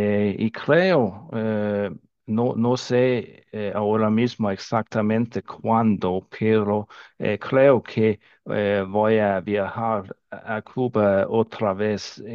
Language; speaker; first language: Spanish; non-native, fluent; Danish